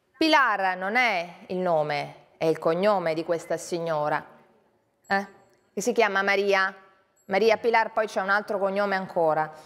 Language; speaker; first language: Italian; native; Italian